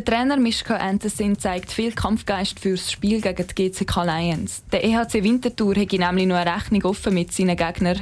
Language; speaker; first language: German; native; German